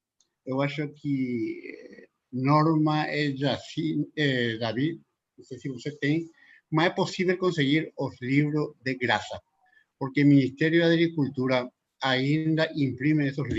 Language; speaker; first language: Portuguese; non-native, local second language; Spanish